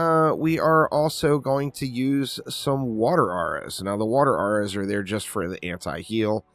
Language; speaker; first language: English; native; English